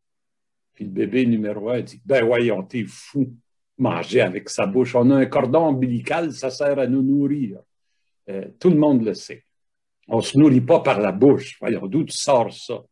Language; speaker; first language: French; native; French